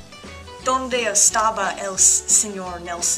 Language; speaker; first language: Spanish; non-native, learner; English